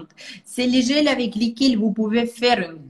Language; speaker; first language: French; non-native, fluent; Russian